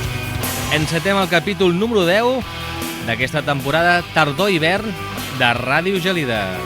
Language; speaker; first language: Catalan; native; Catalan